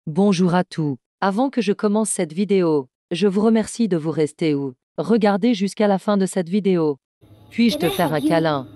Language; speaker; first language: French; non-native, learner; Tibetan